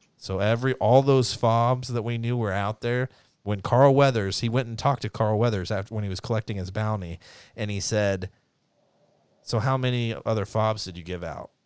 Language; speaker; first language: English; native; English